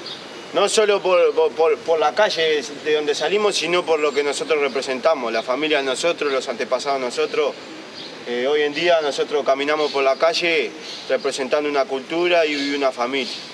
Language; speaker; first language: Spanish; native; Spanish